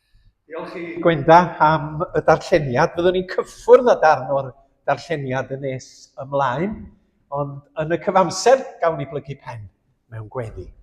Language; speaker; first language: Welsh; native; Welsh